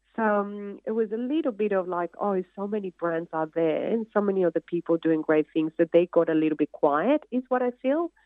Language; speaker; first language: English; non-native, fluent; Spanish